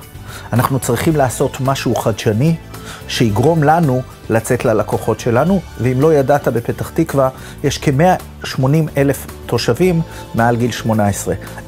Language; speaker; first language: Hebrew; native; Hebrew